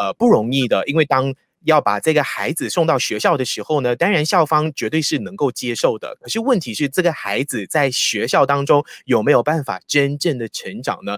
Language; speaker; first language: Chinese; native; Chinese